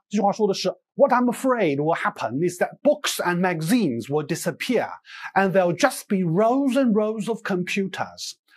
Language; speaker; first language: English; non-native, fluent; Chinese